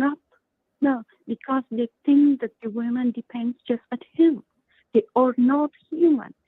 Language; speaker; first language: English; non-native, learner; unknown